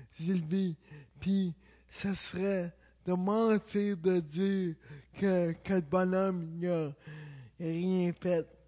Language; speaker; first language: French; native; French